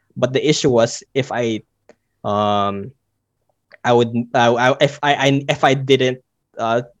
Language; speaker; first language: English; non-native, local second language; Filipino